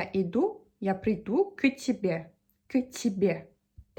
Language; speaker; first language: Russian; non-native, fluent; Turkish